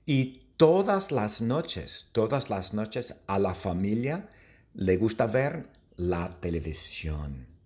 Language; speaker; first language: Spanish; non-native, fluent; English